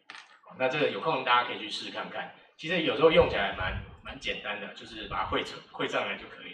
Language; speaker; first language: Chinese; native; Chinese